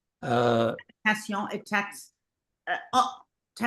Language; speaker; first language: French; non-native, learner; English